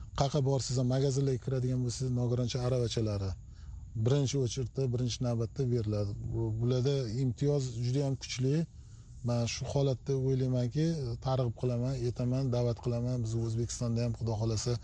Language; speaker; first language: Uzbek; native; Uzbek